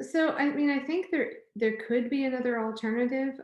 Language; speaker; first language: English; native; English